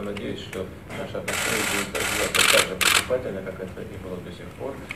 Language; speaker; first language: Russian; native; Russian